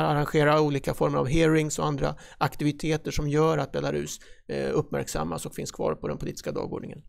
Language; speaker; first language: Swedish; native; Swedish